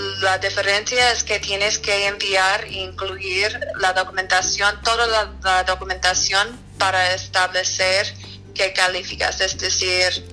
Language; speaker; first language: Spanish; non-native, fluent; English